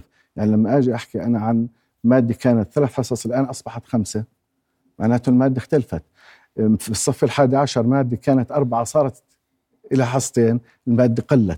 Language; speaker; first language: Arabic; native; Arabic